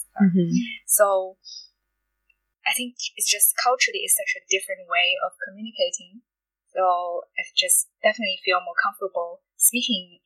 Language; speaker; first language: English; non-native, fluent; Chinese